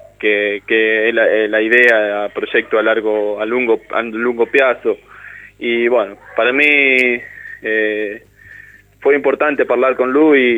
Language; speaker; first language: Italian; non-native, learner; Spanish